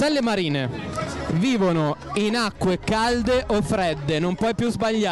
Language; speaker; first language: Italian; native; Italian